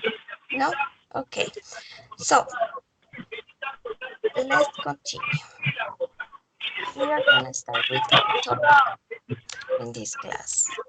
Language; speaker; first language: English; non-native, learner; Spanish